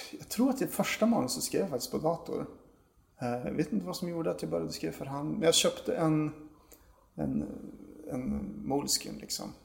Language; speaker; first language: Swedish; native; Swedish